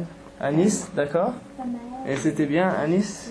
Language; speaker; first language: French; non-native, fluent; English